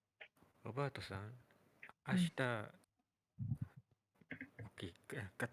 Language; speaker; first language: Japanese; non-native, learner; Malay